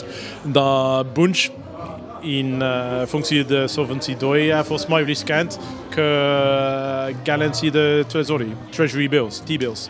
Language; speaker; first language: Romanian; non-native, learner; English